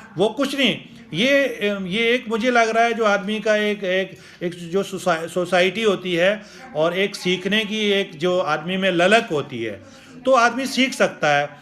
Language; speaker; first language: Urdu; non-native, local second language; Gujari